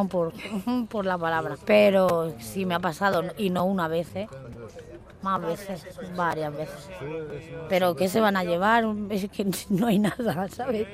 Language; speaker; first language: Spanish; native; Spanish